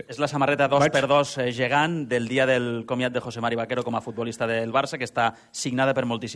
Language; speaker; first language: Catalan; native; Catalan